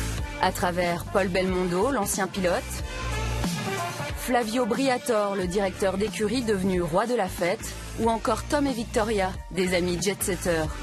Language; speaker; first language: French; native; French